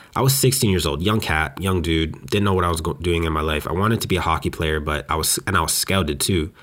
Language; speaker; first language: English; native; English